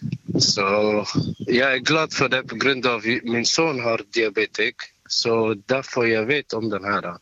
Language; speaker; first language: Swedish; non-native, fluent; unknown